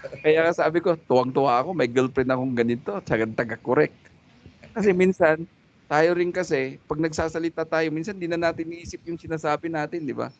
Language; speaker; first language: Filipino; non-native, local second language; Cebuano